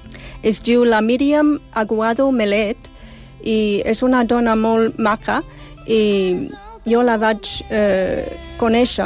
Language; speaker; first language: Catalan; non-native, fluent; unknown